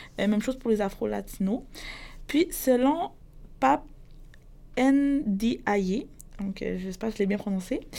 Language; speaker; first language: French; early bilingual, other home language; Spanish